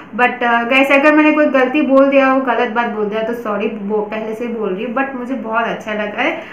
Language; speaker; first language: Hindi; non-native, local second language; Bangla